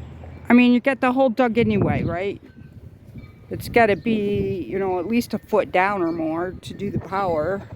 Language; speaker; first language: English; native; English